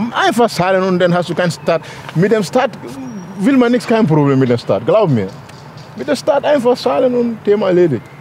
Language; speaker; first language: German; non-native, learner; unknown